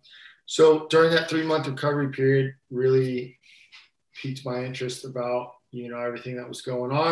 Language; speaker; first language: English; native; English